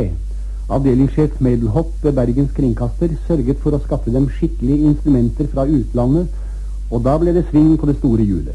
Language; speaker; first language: Norwegian; native; Norwegian